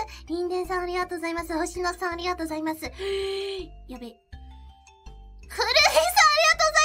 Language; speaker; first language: Japanese; non-native, fluent; English